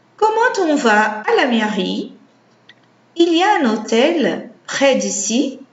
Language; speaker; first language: French; non-native, fluent; Portuguese